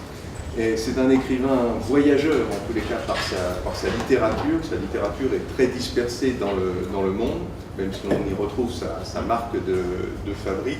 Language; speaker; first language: French; native; French